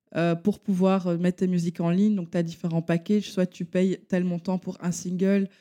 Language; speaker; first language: French; native; French